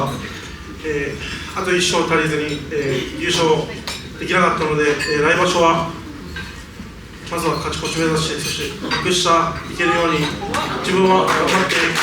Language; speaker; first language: Japanese; native; Japanese